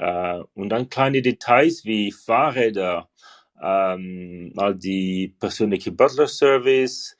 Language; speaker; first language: German; non-native, learner; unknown